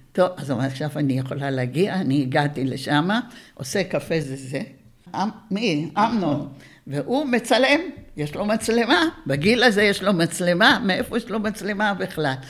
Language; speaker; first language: Hebrew; early bilingual, other home language; Bulgarian